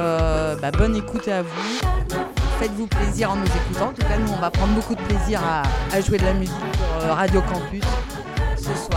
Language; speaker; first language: French; native; French